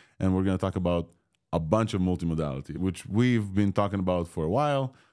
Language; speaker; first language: English; non-native, fluent; Russian